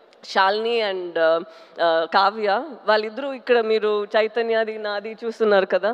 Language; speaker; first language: Telugu; non-native, fluent; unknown